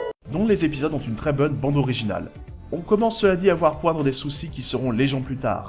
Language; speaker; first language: French; native; French